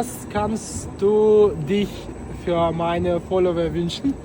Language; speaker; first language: German; non-native, fluent; Uzbek